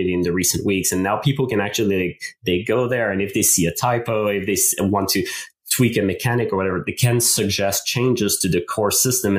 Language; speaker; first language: English; non-native, fluent; French